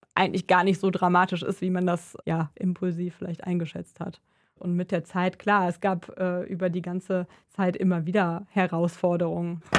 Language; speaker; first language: German; native; German